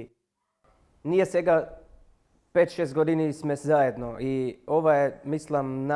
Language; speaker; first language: Macedonian; non-native, learner; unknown